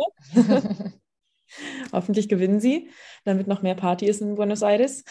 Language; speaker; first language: German; native; German